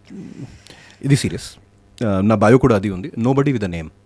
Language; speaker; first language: Telugu; non-native, fluent; Hindi